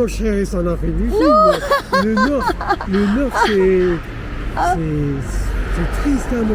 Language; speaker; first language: French; native; French